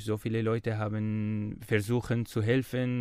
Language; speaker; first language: German; non-native, learner; Arabic